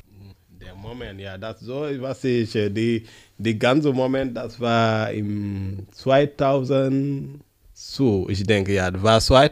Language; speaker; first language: German; non-native, learner; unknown